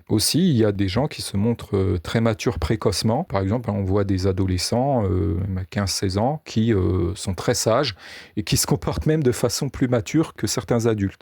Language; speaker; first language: French; native; French